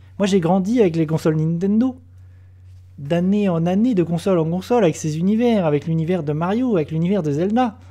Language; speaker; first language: French; native; French